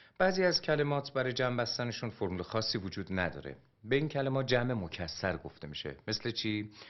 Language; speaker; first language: Persian; native; Persian